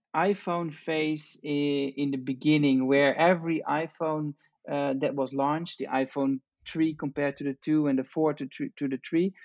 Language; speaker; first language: English; non-native, fluent; Dutch